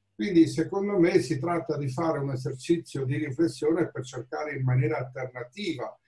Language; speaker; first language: Italian; native; Italian